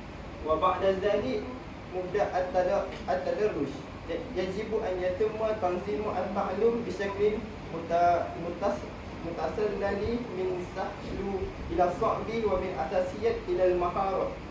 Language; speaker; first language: Arabic; non-native, learner; Malay